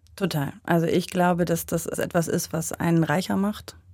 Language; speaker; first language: German; native; German